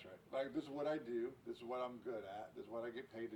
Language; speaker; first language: English; native; English